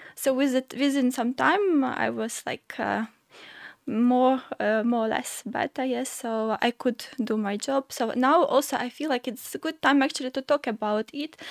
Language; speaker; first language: English; non-native, fluent; Ukrainian